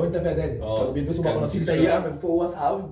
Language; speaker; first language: Arabic; native; Arabic